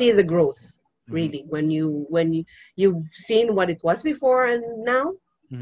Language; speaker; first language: English; non-native, local second language; Cebuano